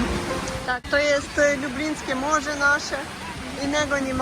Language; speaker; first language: Polish; non-native, learner; Russian